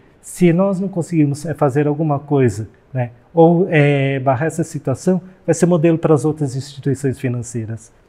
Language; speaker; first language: Portuguese; native; Portuguese